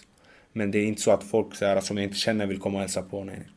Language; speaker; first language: Swedish; early bilingual, other home language; Macedonian